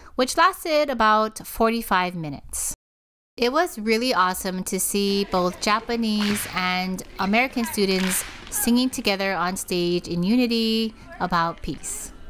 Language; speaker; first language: English; native; English